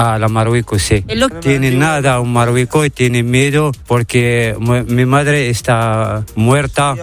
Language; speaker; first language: Spanish; non-native, learner; Arabic